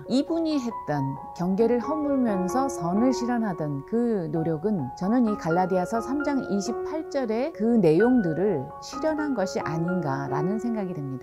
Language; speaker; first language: Korean; native; Korean